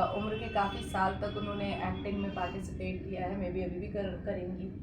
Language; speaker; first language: Hindi; native; Hindi